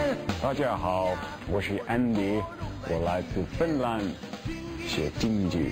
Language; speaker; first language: Chinese; non-native, learner; Finnish